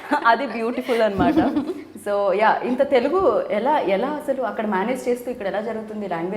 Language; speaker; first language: Telugu; native; Telugu